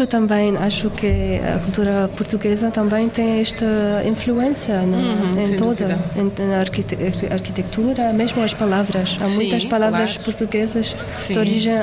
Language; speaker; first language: Portuguese; non-native, fluent; Arabic